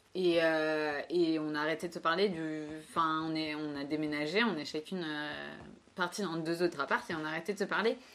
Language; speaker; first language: French; native; French